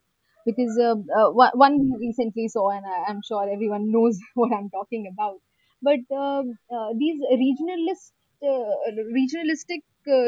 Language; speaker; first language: English; non-native, local second language; Hindi